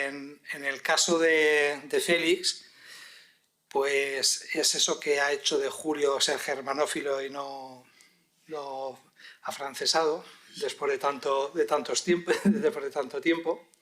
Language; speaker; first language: Spanish; native; Spanish